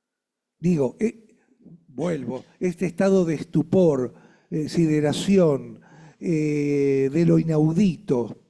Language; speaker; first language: Spanish; native; Spanish